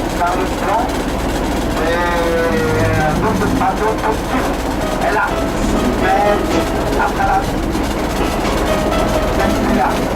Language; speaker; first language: French; non-native, learner; Vietnamese